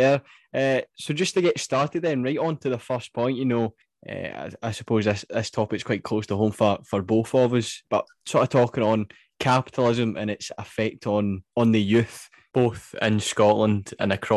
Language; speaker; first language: English; native; English